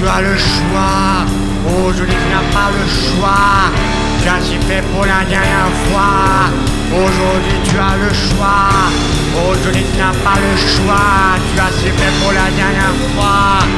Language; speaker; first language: French; native; French